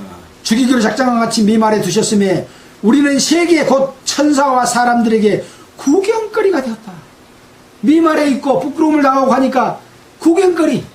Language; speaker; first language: Korean; native; Korean